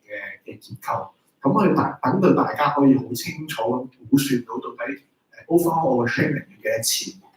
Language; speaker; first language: Chinese; native; Chinese